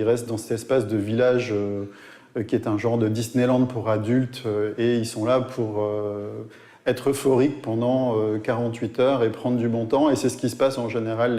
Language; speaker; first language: French; native; French